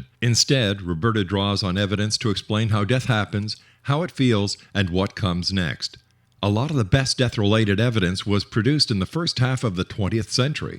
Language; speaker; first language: English; native; English